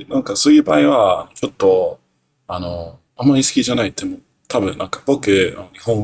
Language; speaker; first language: Japanese; non-native, learner; English